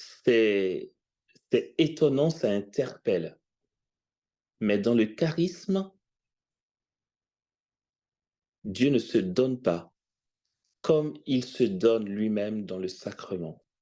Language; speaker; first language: French; native; French